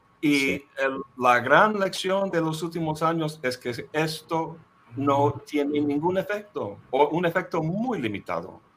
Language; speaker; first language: Spanish; non-native, fluent; English